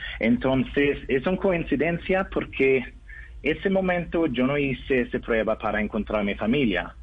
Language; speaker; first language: Spanish; non-native, learner; Norwegian